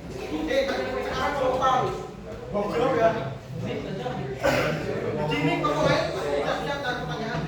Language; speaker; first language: Indonesian; native; Indonesian